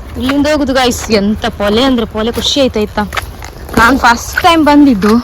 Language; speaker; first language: Kannada; native; Kannada